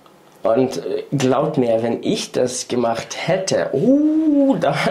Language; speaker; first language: German; non-native, fluent; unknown